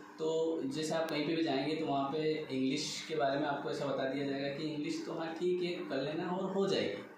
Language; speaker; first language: Hindi; native; Hindi